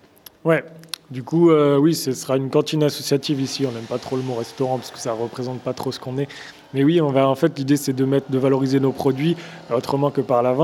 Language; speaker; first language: French; native; French